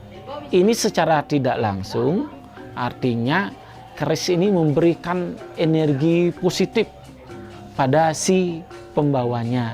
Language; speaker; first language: Indonesian; native; Indonesian